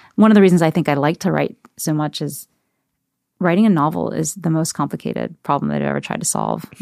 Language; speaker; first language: English; native; English